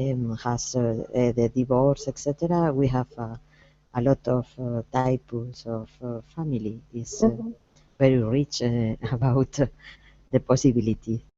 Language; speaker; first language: English; non-native, learner; Spanish